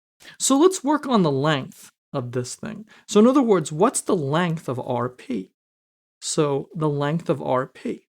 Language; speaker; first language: English; native; English